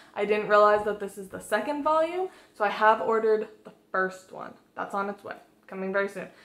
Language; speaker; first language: English; native; English